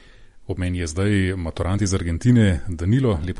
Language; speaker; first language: Slovenian; native; Slovenian